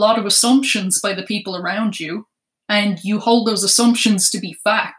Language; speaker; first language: English; native; English